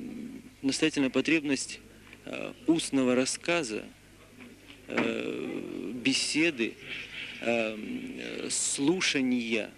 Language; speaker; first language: Russian; native; Russian